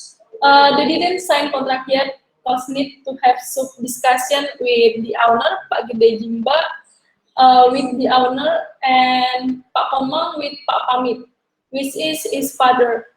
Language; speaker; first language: English; non-native, learner; Indonesian